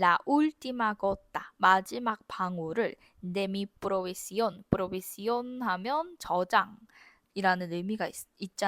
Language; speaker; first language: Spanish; non-native, fluent; Korean